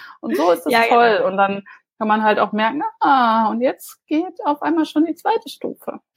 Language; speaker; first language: German; native; German